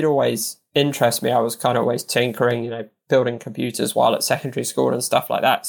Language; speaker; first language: English; native; English